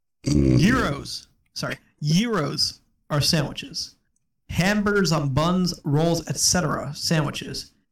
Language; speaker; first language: English; native; English